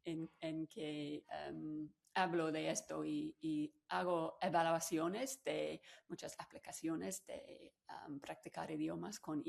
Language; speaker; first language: Spanish; non-native, fluent; English